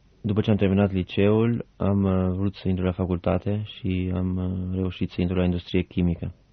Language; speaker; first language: Romanian; non-native, fluent; Albanian